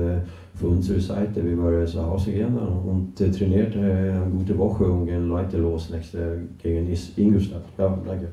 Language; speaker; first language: German; non-native, fluent; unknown